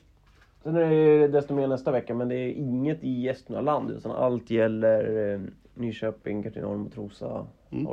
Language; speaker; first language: Swedish; native; Swedish